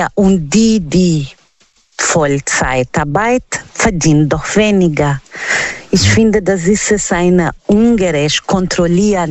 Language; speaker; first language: German; non-native, fluent; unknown